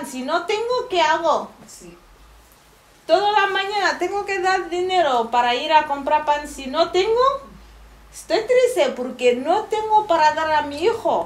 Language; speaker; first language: Spanish; non-native, fluent; Bambara